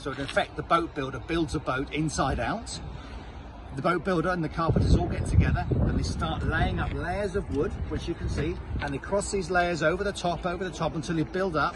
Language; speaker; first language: English; native; English